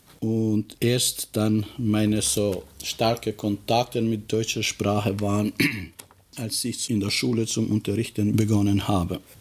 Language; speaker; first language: German; non-native, fluent; Albanian